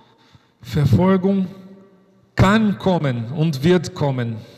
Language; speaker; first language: German; non-native, fluent; Portuguese